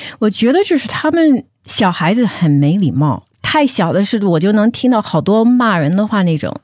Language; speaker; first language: Chinese; early bilingual, other home language; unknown